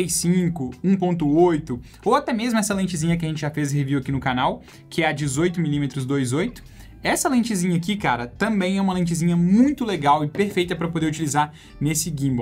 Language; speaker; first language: Portuguese; native; Portuguese